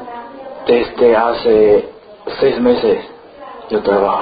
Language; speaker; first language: Spanish; non-native, learner; Chinese